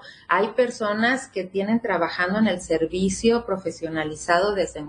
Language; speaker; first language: Spanish; native; Spanish